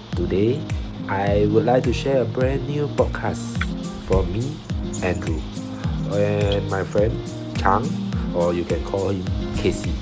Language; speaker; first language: English; non-native, local second language; Min Nan Chinese